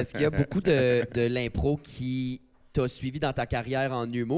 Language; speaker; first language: French; native; French